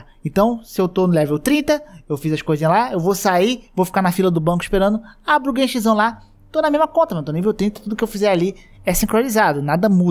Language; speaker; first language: Portuguese; native; Portuguese